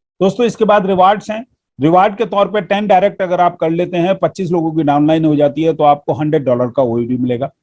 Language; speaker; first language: Hindi; native; Hindi